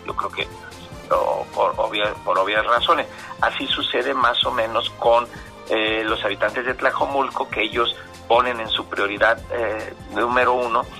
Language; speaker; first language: Spanish; native; Spanish